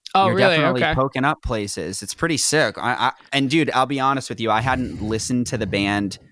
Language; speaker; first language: English; native; English